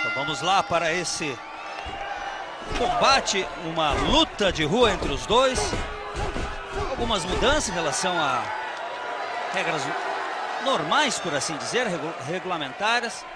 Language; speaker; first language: Portuguese; native; Portuguese